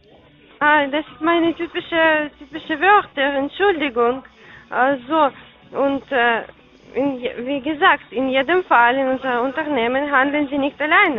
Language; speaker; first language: German; non-native, fluent; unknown